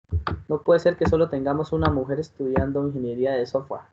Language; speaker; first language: Spanish; native; Spanish